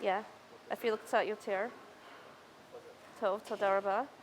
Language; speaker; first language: Hebrew; non-native, learner; English